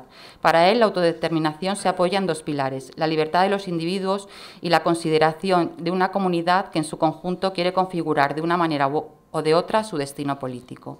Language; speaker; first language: Spanish; native; Spanish